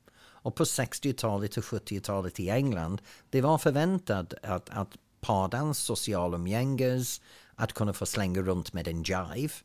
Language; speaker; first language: Swedish; non-native, fluent; English